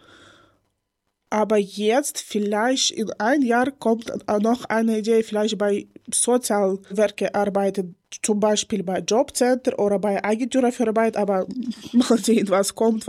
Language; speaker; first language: German; non-native, learner; Ukrainian